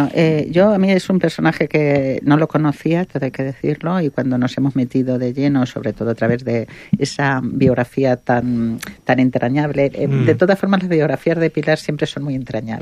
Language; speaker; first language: Spanish; native; Spanish